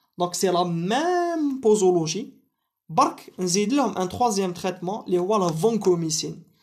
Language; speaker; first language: French; non-native, local second language; Arabic